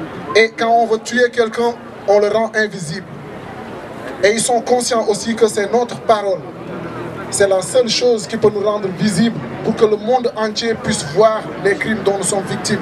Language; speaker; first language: French; non-native, local second language; Wolof